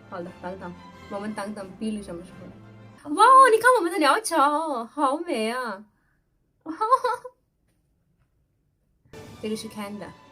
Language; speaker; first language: Chinese; non-native, fluent; Urdu